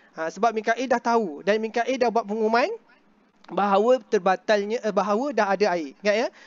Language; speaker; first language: Malay; native; Malay